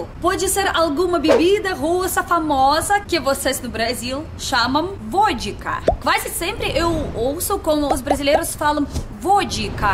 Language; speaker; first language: Portuguese; non-native, learner; Russian